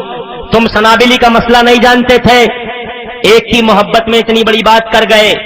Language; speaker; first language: Urdu; native; Urdu